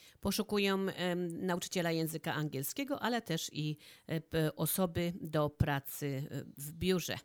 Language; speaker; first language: Polish; native; Polish